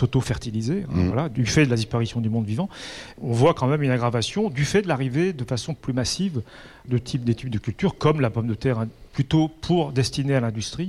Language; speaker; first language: French; native; French